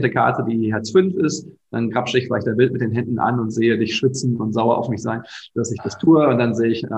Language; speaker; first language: German; native; German